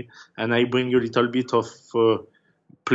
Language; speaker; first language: English; non-native, fluent; French